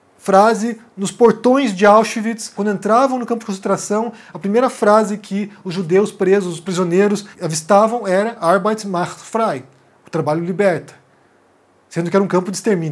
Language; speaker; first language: Portuguese; native; Portuguese